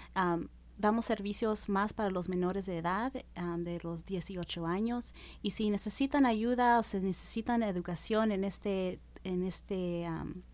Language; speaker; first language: English; early bilingual, other home language; Spanish